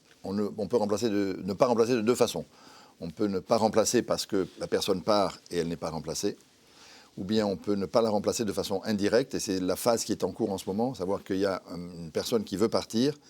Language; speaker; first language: French; native; French